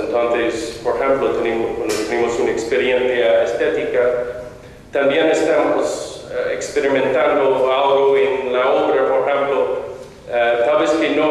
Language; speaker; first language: Spanish; non-native, fluent; English